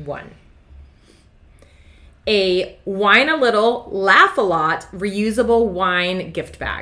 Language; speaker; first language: English; native; English